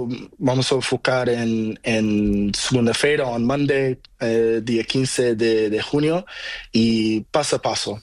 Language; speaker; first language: Spanish; non-native, learner; Portuguese